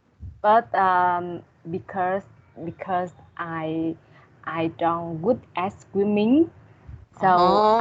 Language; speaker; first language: English; non-native, learner; Vietnamese